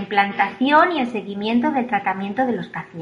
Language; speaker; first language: Spanish; native; Spanish